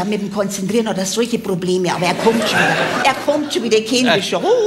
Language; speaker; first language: German; native; German